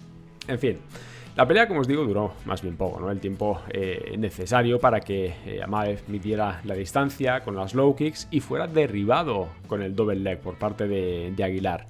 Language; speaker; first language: Spanish; native; Spanish